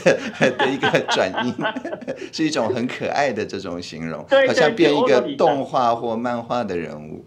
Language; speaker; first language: Chinese; native; Chinese